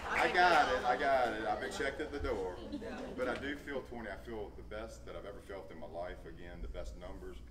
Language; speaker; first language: English; native; English